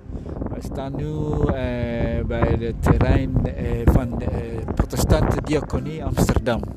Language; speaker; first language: Dutch; non-native, fluent; Indonesian